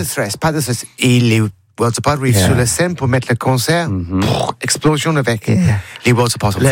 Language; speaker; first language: French; non-native, learner; English